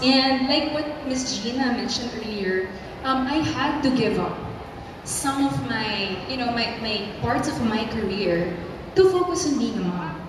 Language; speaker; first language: English; non-native, local second language; Filipino